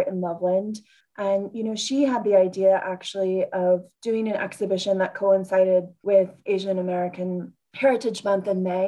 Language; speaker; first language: English; native; English